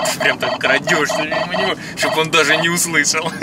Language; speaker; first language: Russian; native; Russian